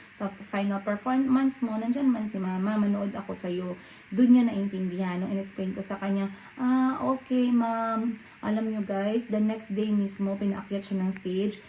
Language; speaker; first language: Filipino; non-native, local second language; Cebuano